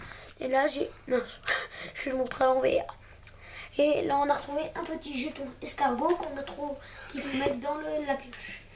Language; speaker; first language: French; native; French